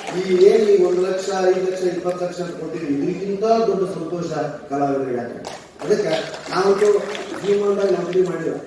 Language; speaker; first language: Kannada; native; Kannada